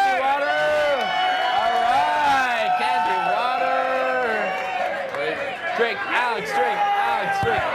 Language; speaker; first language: English; native; English